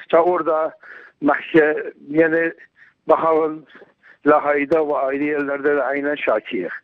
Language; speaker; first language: Turkish; non-native, learner; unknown